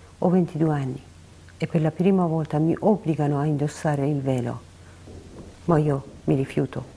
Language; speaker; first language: Italian; non-native, fluent; Persian